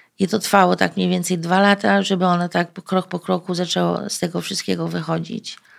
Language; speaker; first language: Polish; early bilingual, heritage; Polish